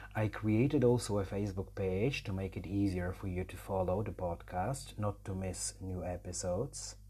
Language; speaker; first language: English; non-native, fluent; Polish